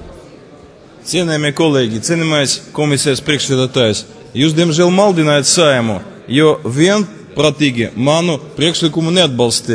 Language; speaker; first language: Latvian; non-native, local second language; Russian